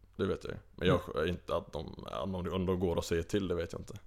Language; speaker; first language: Swedish; native; Swedish